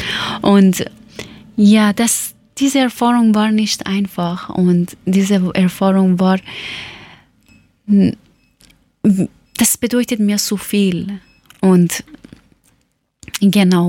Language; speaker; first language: German; non-native, learner; Persian